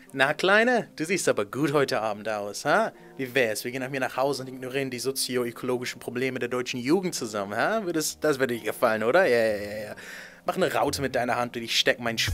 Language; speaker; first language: German; native; German